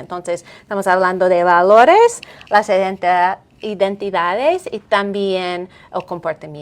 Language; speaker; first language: Spanish; non-native, fluent; English